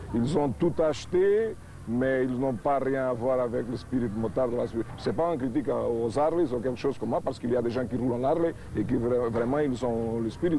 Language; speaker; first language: French; non-native, fluent; Portuguese